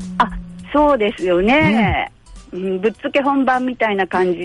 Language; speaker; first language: Japanese; native; Japanese